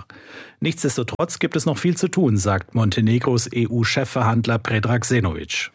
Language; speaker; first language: German; native; German